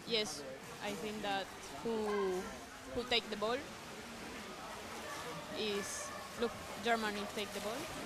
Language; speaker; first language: English; non-native, learner; Spanish